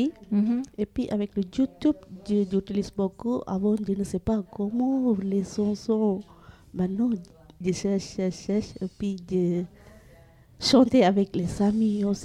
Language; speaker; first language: French; non-native, learner; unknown